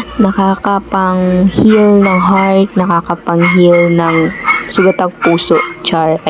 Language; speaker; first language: Filipino; non-native, local second language; Hiligaynon